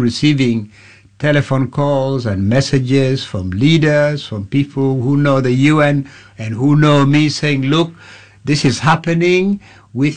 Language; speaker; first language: English; non-native, local second language; Acoli